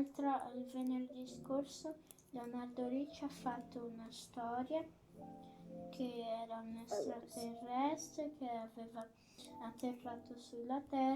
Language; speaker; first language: Italian; early bilingual, other home language; Portuguese